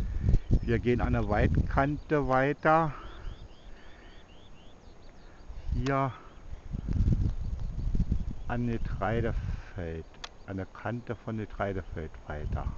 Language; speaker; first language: German; native; German